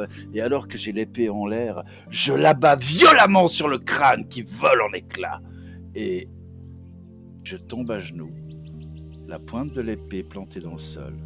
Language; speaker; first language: French; native; French